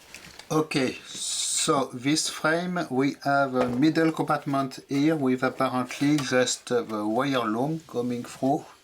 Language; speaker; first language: English; non-native, fluent; French